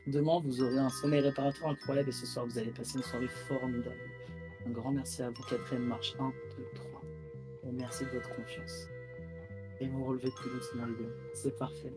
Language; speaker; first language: French; native; French